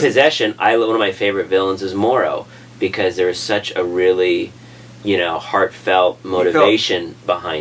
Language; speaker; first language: English; native; English